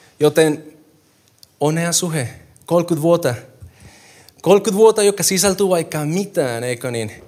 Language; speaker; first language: Finnish; non-native, fluent; Spanish